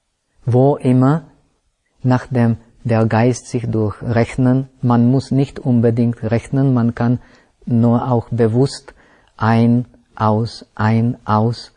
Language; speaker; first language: German; non-native, fluent; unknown